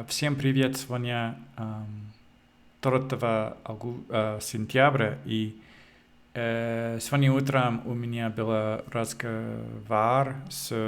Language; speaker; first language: Russian; non-native, learner; English